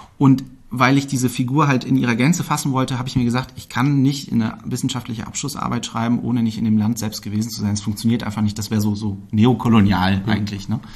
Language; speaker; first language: German; native; German